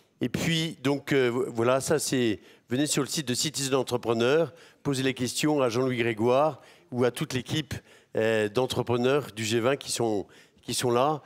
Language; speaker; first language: French; native; French